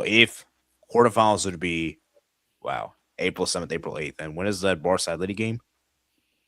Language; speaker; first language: English; native; English